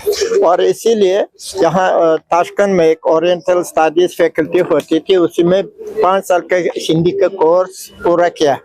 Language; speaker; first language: Hindi; non-native, fluent; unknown